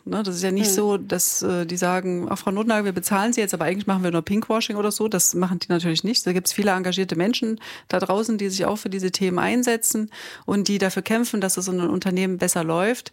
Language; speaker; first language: German; native; German